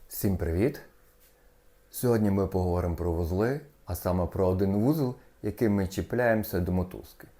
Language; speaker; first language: Ukrainian; native; Ukrainian